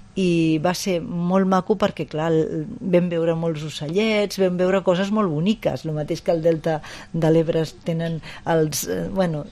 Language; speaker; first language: Catalan; non-native, local second language; Spanish